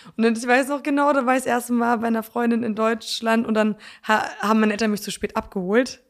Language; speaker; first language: German; early bilingual, other home language; Polish